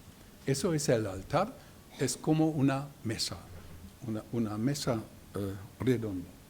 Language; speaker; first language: Spanish; non-native, learner; German